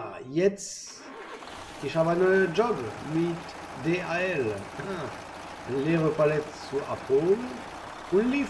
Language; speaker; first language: German; non-native, learner; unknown